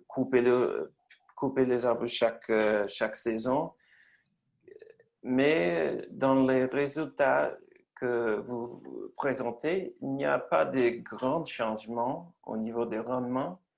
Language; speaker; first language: French; non-native, learner; English